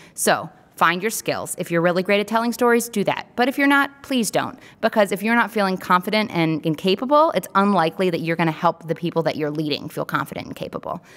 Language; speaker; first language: English; native; English